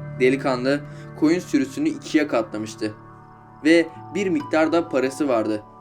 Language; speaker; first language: Turkish; native; Turkish